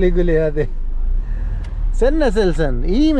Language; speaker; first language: Turkish; non-native, learner; Urdu